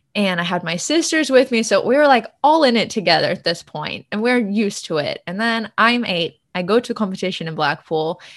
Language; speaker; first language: English; native; English